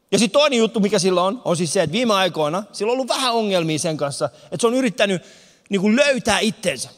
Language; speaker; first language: Finnish; early bilingual, other home language; Persian